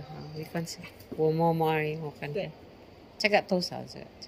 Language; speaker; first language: Chinese; non-native, learner; Filipino